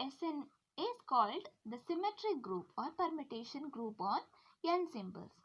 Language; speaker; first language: English; non-native, local second language; Kannada